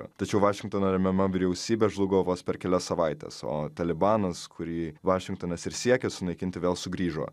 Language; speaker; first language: Lithuanian; native; Lithuanian